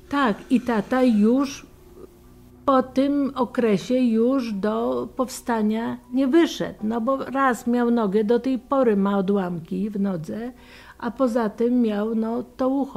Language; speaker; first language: Polish; native; Polish